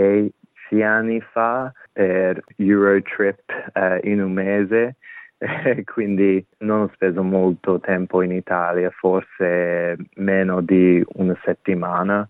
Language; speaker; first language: Italian; non-native, fluent; English